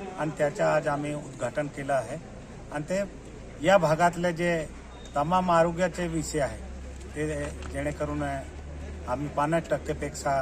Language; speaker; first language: Marathi; non-native, local second language; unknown